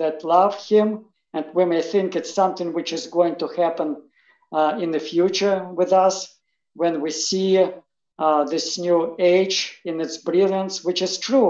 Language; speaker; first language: English; non-native, fluent; Russian